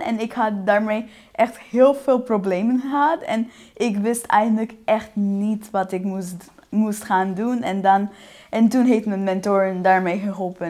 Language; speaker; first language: Dutch; non-native, fluent; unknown